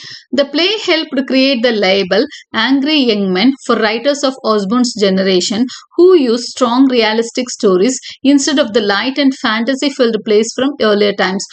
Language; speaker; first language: English; non-native, local second language; Tamil